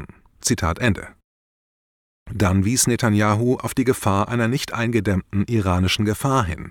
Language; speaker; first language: German; native; German